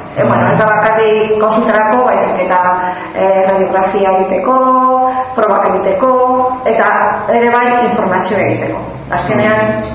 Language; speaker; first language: Basque; non-native, local second language; Spanish